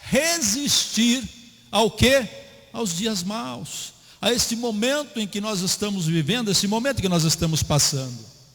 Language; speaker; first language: Portuguese; native; Portuguese